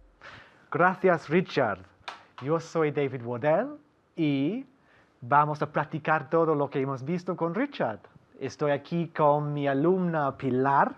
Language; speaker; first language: Spanish; non-native, fluent; English